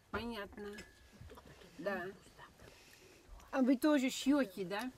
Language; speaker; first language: Russian; non-native, fluent; Dutch